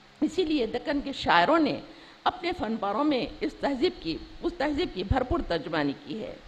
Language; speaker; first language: Urdu; native; Urdu